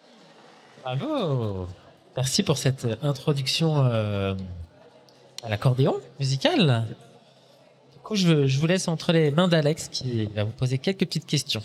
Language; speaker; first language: French; native; French